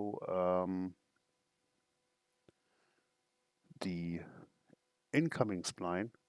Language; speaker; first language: English; non-native, fluent; German